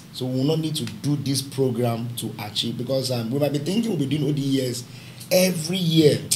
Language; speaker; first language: English; non-native, local second language; Yoruba